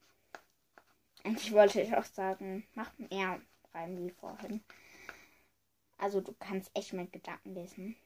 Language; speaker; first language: German; early bilingual, other home language; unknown